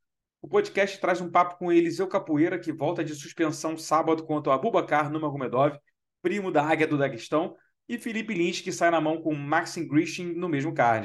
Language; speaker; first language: Portuguese; native; Portuguese